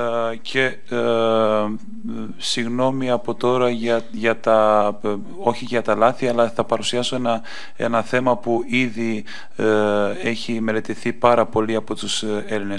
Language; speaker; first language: Greek; non-native, fluent; Romanian